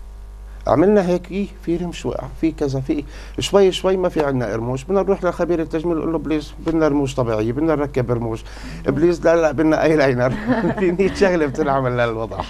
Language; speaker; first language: Arabic; native; Arabic